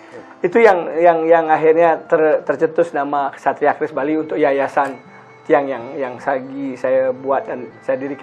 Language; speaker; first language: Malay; non-native, local second language; Balinese